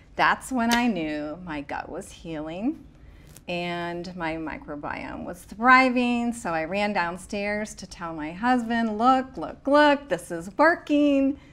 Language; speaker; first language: English; native; English